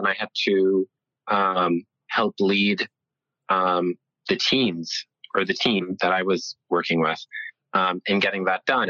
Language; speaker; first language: English; early bilingual, other home language; Italian